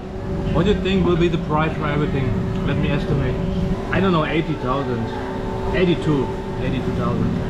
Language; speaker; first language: English; non-native, fluent; German